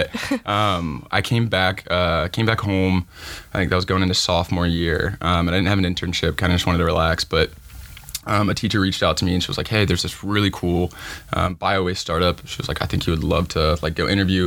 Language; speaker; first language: English; native; English